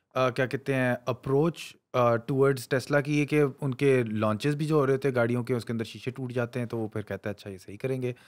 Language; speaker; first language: Urdu; native; Urdu